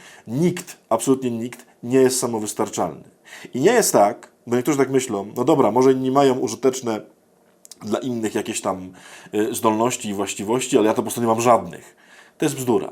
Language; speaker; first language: Polish; native; Polish